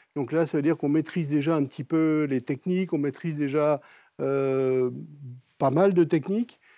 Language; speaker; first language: French; native; French